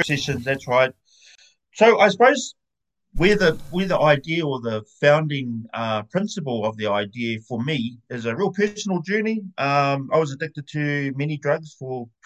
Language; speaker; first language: English; native; English